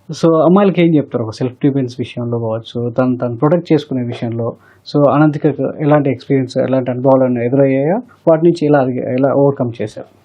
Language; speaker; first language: Telugu; native; Telugu